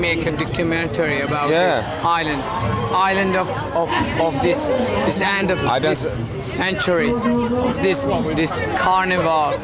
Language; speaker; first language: English; non-native, learner; Hungarian